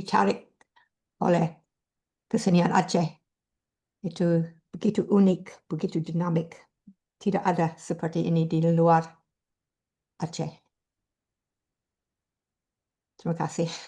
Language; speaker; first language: Indonesian; non-native, fluent; English